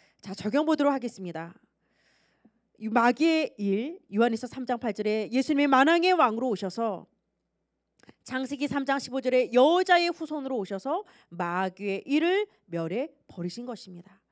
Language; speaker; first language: Korean; native; Korean